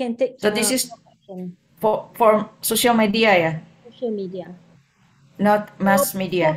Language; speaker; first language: English; non-native, fluent; Indonesian